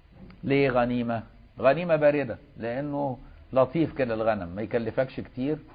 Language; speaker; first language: Arabic; native; Arabic